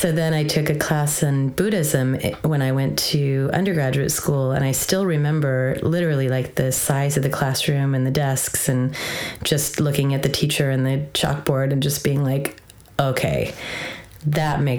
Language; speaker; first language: English; native; English